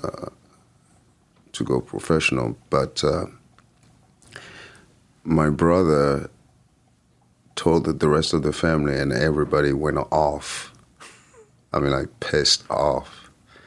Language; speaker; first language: English; non-native, fluent; French